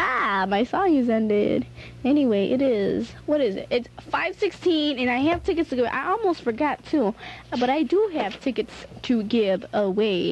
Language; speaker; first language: English; native; English